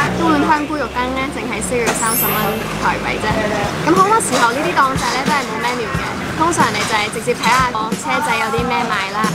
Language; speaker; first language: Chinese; non-native, local second language; Cantonese